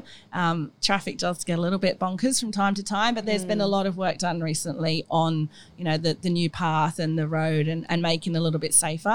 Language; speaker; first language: English; native; English